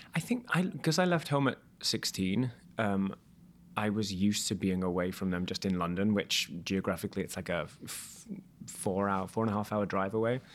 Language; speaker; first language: English; native; English